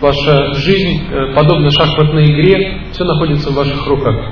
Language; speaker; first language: Russian; native; Russian